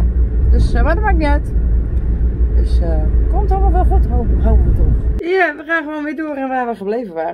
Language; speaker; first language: Dutch; native; Dutch